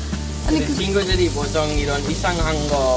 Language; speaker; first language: Korean; non-native, learner; Dutch